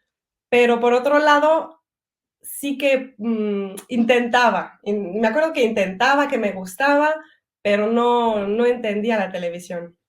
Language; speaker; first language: Spanish; early bilingual, heritage; French